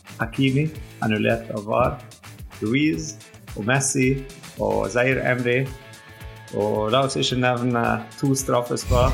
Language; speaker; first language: Norwegian; non-native, fluent; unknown